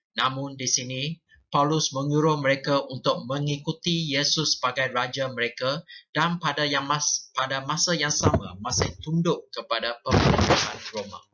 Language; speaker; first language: Malay; non-native, local second language; Chinese